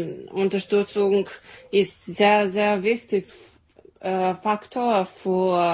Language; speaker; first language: German; non-native, fluent; Serbian